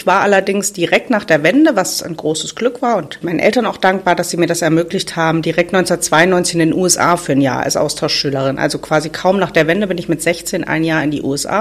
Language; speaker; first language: German; native; German